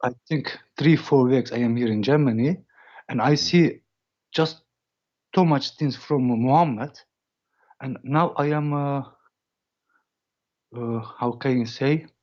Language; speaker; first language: English; non-native, learner; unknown